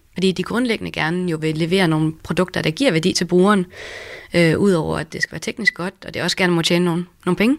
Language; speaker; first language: Danish; native; Danish